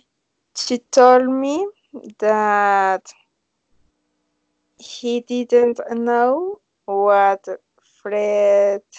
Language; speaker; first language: English; non-native, learner; Spanish